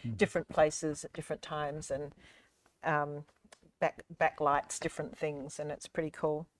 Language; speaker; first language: English; native; English